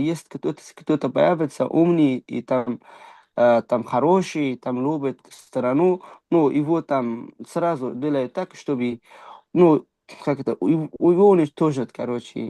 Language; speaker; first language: Russian; non-native, fluent; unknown